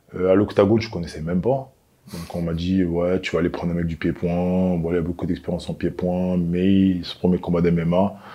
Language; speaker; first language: French; native; French